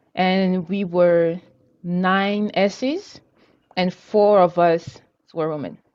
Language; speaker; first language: English; non-native, local second language; French